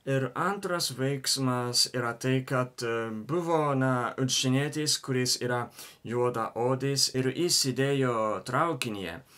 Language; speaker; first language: Lithuanian; non-native, learner; Japanese